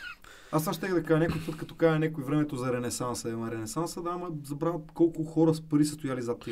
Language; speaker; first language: Bulgarian; native; Bulgarian